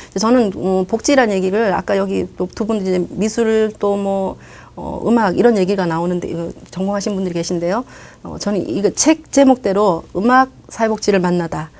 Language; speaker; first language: Korean; native; Korean